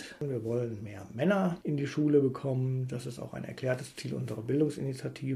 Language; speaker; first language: German; native; German